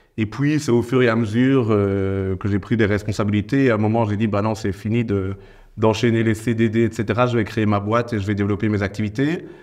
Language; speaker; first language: French; native; French